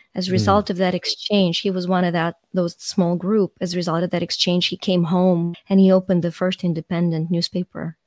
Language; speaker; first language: English; non-native, fluent; Ukrainian